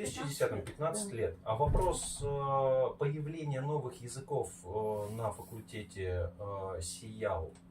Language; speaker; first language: Russian; native; Russian